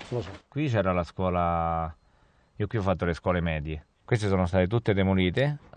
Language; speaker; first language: Italian; native; Italian